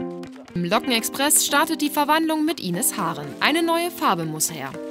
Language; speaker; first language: German; native; German